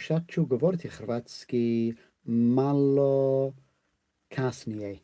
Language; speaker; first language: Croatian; non-native, learner; English